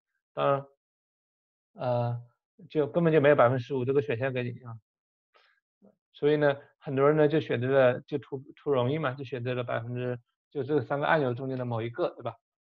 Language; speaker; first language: Chinese; native; Chinese